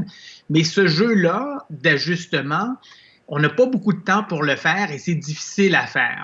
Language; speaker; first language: French; native; French